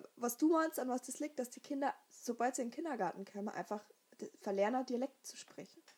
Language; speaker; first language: German; native; German